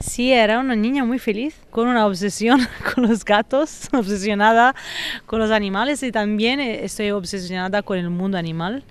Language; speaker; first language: Spanish; non-native, fluent; Italian